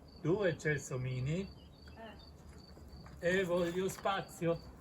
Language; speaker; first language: Italian; non-native, learner; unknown